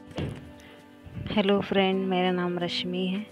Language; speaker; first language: Hindi; non-native, local second language; Marathi